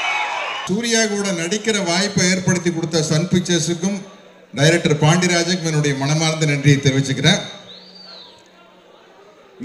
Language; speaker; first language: Tamil; native; Tamil